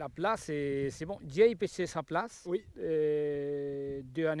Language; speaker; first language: French; non-native, learner; Spanish